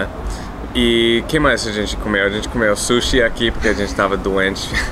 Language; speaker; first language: Portuguese; non-native, fluent; English